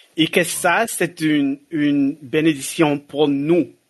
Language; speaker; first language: French; non-native, learner; English